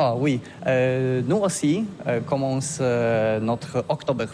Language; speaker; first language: French; non-native, learner; Polish